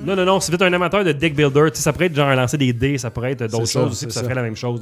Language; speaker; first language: French; native; French